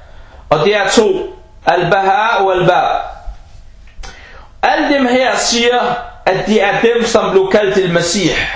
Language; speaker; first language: Danish; early bilingual, other home language; Arabic